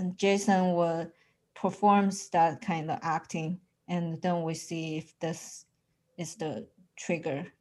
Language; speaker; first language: English; non-native, fluent; Chinese